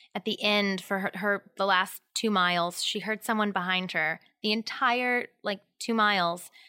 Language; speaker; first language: English; native; English